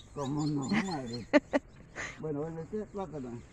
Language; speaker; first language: Spanish; native; Spanish